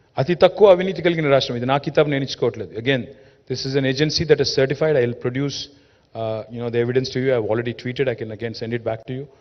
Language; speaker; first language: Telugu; native; Telugu